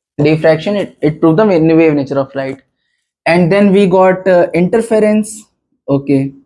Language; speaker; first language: English; non-native, local second language; Hindi